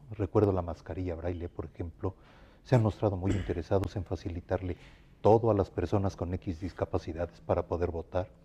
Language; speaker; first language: Spanish; native; Spanish